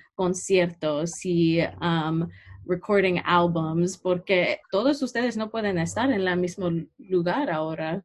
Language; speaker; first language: Spanish; non-native, learner; English